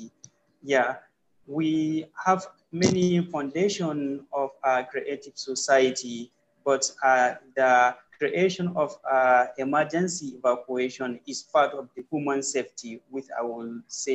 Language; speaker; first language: English; non-native, local second language; Hausa